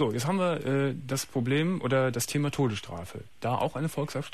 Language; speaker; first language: German; native; German